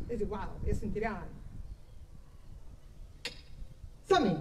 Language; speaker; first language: Catalan; non-native, fluent; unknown